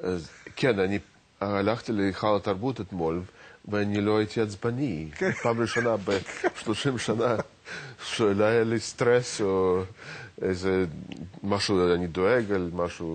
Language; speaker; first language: Hebrew; non-native, fluent; Russian